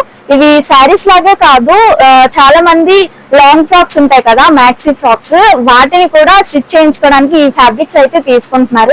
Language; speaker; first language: Telugu; native; Telugu